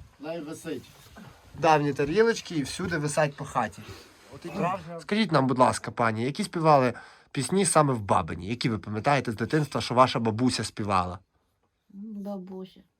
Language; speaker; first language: Ukrainian; native; Ukrainian